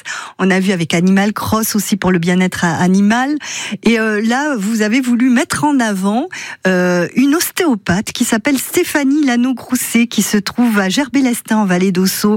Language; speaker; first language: French; native; French